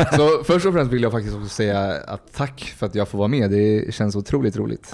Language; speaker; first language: Swedish; early bilingual, other home language; Spanish